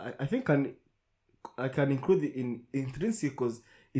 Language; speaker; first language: English; non-native, local second language; Kinyarwanda